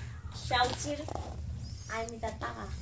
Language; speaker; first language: Chinese; non-native, learner; Nepali